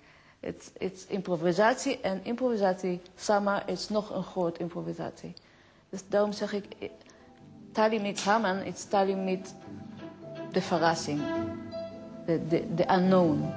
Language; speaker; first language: Dutch; non-native, fluent; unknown